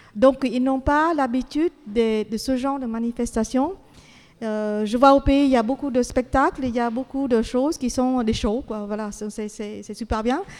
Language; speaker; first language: French; non-native, fluent; Vietnamese